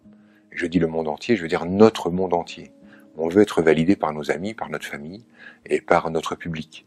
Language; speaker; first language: French; native; French